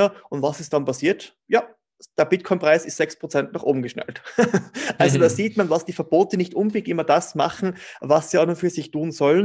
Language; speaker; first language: German; native; German